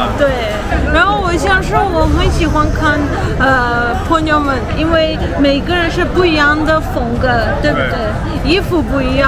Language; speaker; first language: Chinese; non-native, learner; Armenian